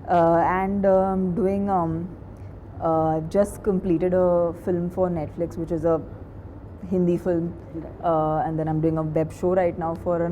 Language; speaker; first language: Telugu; non-native, fluent; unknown